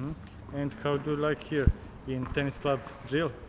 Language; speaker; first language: English; non-native, learner; Serbian